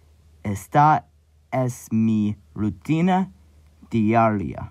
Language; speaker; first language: Spanish; non-native, learner; English